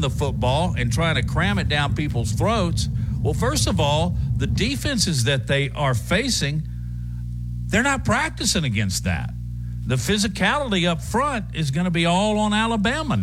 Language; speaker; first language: English; native; English